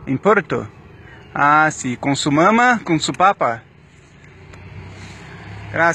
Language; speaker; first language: Spanish; non-native, learner; Portuguese